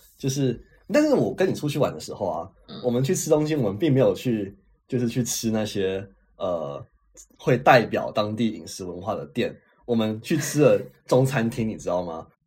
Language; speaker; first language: Chinese; native; Chinese